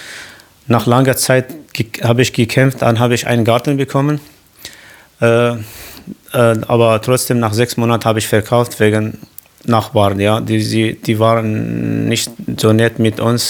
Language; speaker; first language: German; non-native, learner; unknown